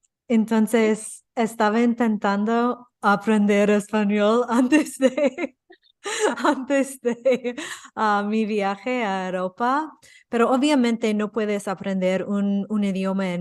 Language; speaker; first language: Spanish; non-native, fluent; English